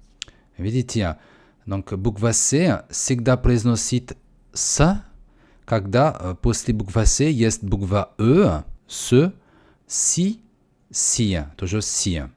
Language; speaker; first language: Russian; non-native, learner; French